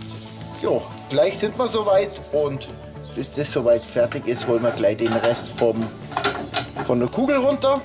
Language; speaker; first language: German; native; German